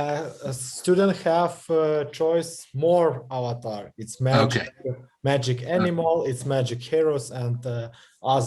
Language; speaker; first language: English; non-native, learner; Russian